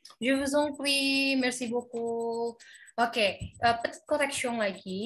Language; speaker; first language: French; non-native, fluent; Indonesian